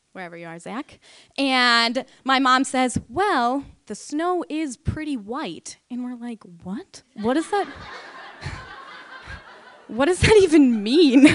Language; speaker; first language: English; native; English